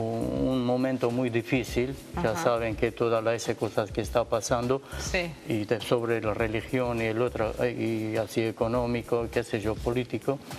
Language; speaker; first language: Spanish; non-native, learner; Armenian